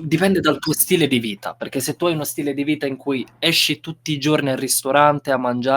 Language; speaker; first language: Italian; non-native, fluent; Romanian